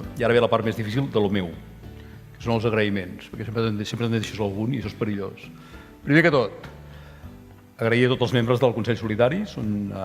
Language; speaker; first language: Catalan; native; Catalan